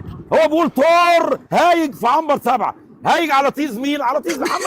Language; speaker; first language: Arabic; native; Arabic